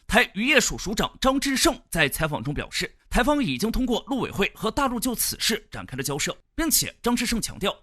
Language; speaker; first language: Chinese; native; Chinese